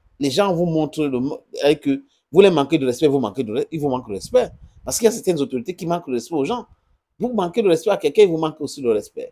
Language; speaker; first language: French; non-native, local second language; English